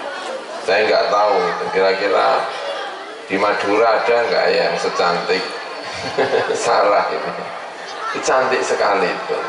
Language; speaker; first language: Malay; non-native, local second language; Javanese